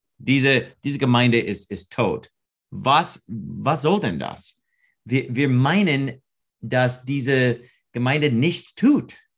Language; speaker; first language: German; non-native, learner; English